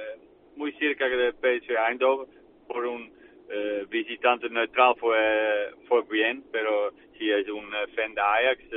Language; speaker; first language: Spanish; non-native, fluent; Dutch